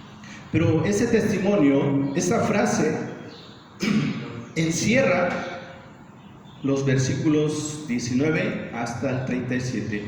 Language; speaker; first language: Spanish; native; Spanish